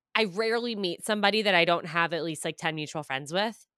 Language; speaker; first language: English; native; English